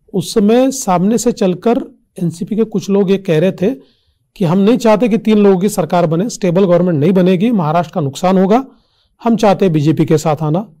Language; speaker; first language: Hindi; non-native, local second language; Marathi